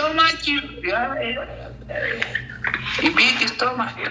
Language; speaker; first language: English; non-native, learner; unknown